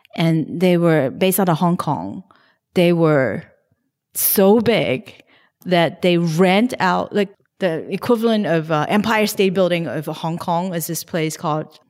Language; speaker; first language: English; non-native, local second language; Cantonese